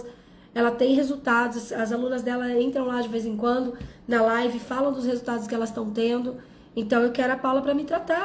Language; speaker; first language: Portuguese; native; Portuguese